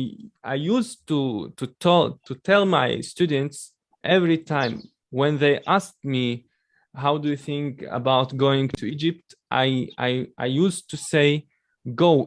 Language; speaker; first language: English; non-native, learner; Chechen